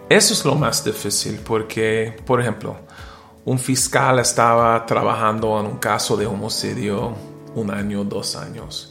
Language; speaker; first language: Spanish; non-native, learner; English